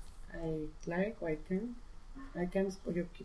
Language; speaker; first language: English; non-native, learner; Spanish